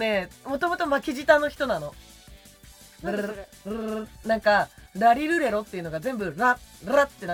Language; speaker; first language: Japanese; native; Japanese